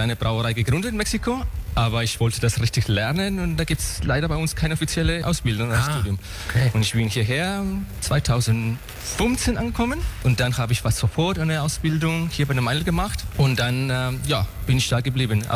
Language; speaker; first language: German; non-native, fluent; Spanish